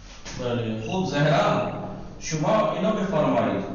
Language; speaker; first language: Persian; non-native, fluent; Urdu